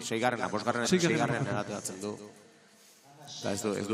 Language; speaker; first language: Basque; native; Basque